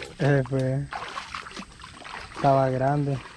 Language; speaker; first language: Spanish; native; Spanish